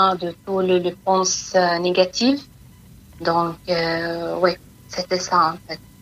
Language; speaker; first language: French; non-native, learner; Arabic